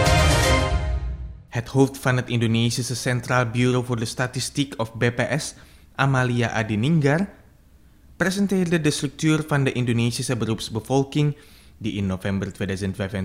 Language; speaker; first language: Dutch; non-native, fluent; Indonesian